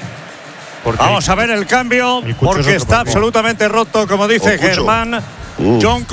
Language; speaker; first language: Spanish; native; Spanish